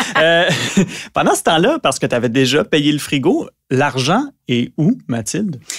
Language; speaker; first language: French; native; French